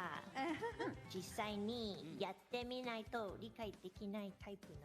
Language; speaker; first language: Japanese; non-native, learner; English